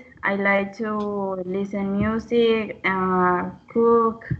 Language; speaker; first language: English; non-native, learner; Spanish